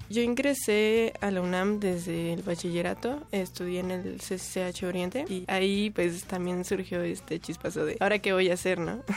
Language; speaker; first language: Spanish; native; Spanish